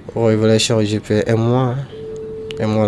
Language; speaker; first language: French; non-native, learner; Bambara